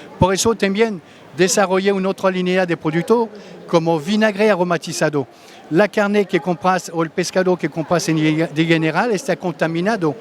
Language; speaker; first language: Spanish; non-native, fluent; French